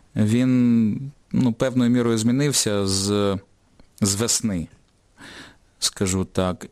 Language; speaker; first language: Ukrainian; non-native, local second language; Russian